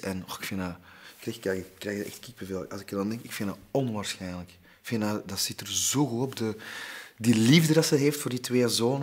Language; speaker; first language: Dutch; native; Dutch